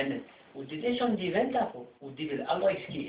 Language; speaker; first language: Danish; non-native, fluent; Arabic